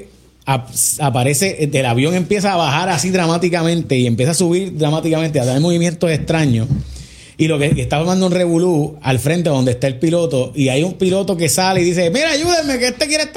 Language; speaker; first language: Spanish; native; Spanish